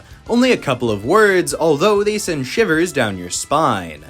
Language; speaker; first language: English; native; English